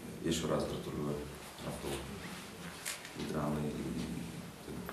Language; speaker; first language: Polish; non-native, fluent; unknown